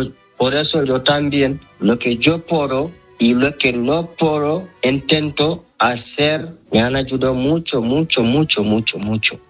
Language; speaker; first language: Spanish; non-native, learner; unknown